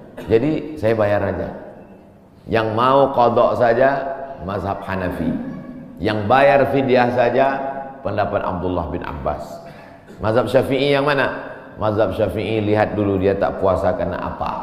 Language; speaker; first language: Malay; native; Malay